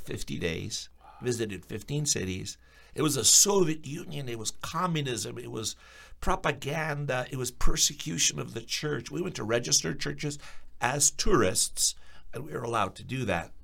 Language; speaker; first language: English; early bilingual, other home language; Ukrainian